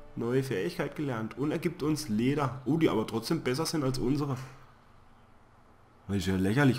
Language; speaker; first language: German; native; German